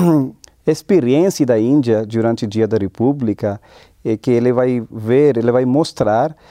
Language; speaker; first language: Portuguese; non-native, fluent; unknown